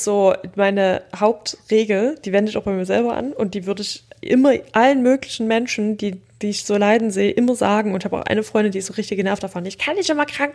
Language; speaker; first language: German; native; German